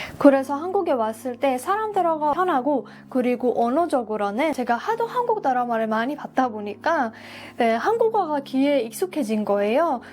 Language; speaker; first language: Korean; non-native, fluent; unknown